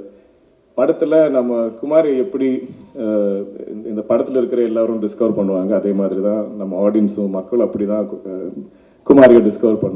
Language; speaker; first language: Tamil; non-native, local second language; Malayalam